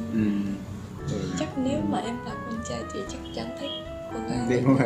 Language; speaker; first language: Vietnamese; non-native, fluent; Japanese